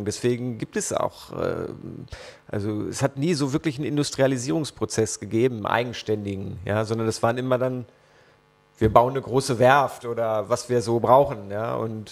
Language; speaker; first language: German; native; German